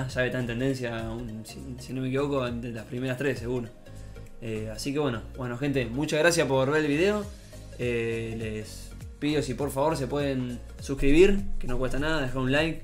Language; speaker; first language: Spanish; native; Spanish